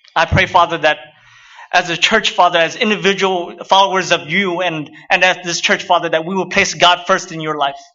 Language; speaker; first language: English; early bilingual, other home language; Vietnamese